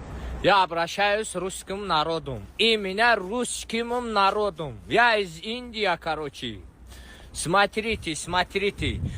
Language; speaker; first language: Russian; non-native, learner; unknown